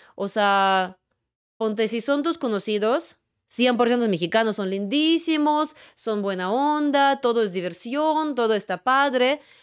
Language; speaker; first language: Spanish; non-native, fluent; Russian